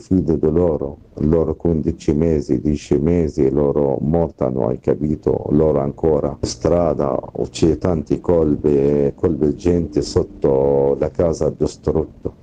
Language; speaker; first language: Italian; non-native, learner; Arabic